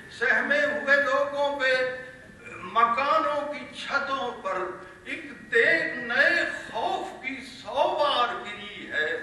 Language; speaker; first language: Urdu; non-native, local second language; Punjabi